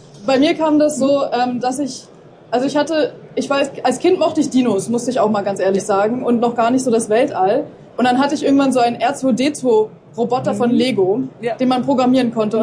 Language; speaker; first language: German; native; German